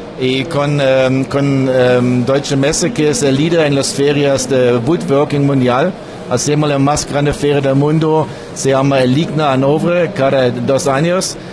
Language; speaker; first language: Spanish; non-native, learner; German